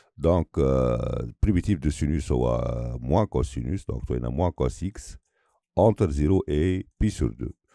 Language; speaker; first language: French; non-native, local second language; Arabic